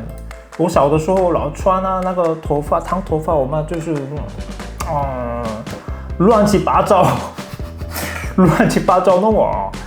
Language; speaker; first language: Chinese; non-native, fluent; Korean